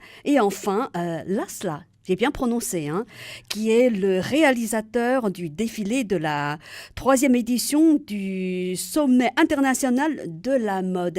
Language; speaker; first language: French; native; French